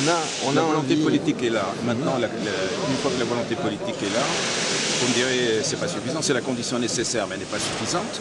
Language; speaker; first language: French; non-native, local second language; Arabic